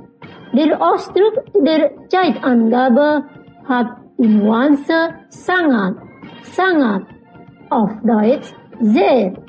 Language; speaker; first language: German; non-native, learner; Indonesian